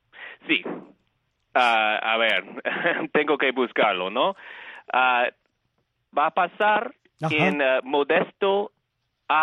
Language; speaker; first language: Spanish; non-native, fluent; English